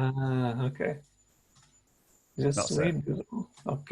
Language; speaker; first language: French; non-native, learner; English